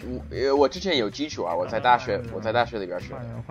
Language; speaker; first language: Chinese; non-native, fluent; English